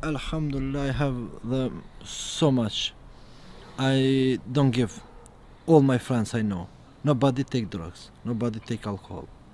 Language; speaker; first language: English; non-native, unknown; Albanian